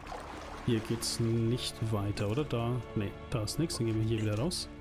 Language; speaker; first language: German; native; German